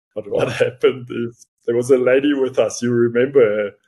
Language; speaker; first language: English; non-native, local second language; Afrikaans